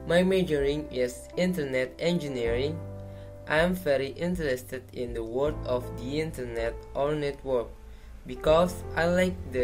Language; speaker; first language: English; non-native, learner; Indonesian